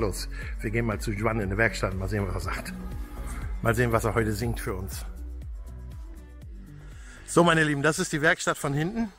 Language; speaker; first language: German; native; German